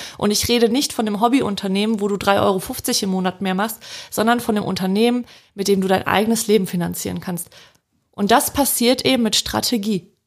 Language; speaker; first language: German; early bilingual, other home language; Polish